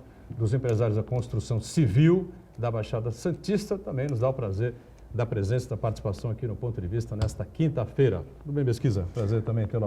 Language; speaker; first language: Portuguese; native; Portuguese